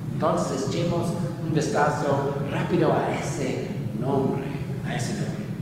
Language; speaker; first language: Spanish; non-native, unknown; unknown